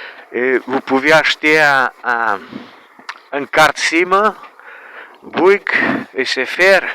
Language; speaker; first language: French; non-native, learner; Romanian